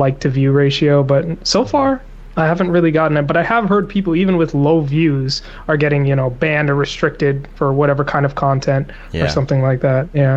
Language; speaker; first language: English; native; English